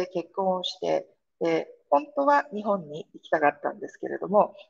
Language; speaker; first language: Japanese; native; Japanese